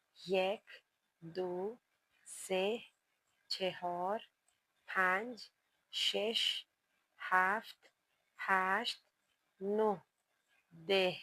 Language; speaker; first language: Persian; non-native, fluent; Urdu